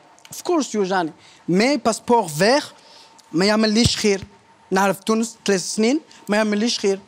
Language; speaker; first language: Arabic; non-native, fluent; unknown